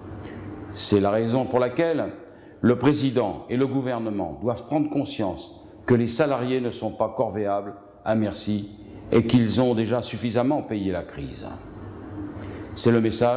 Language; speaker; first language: French; native; French